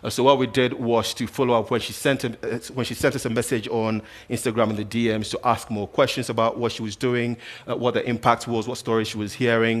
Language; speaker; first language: English; non-native, local second language; Akan